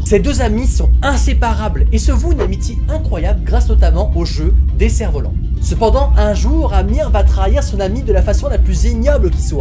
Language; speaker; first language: French; native; French